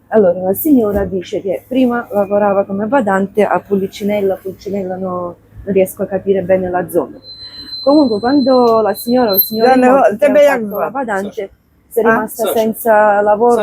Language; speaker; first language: Italian; non-native, fluent; Ukrainian